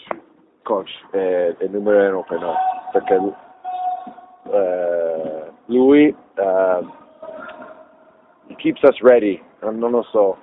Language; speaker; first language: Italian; non-native, learner; English